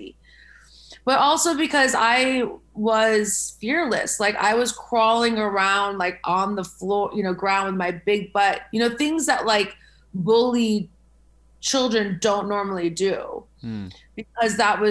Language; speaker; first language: English; native; English